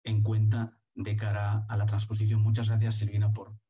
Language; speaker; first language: Spanish; non-native, local second language; Catalan